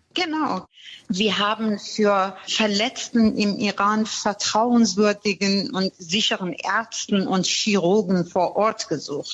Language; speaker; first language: German; non-native, fluent; Persian